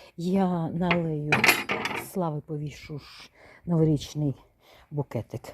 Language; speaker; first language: Ukrainian; native; Ukrainian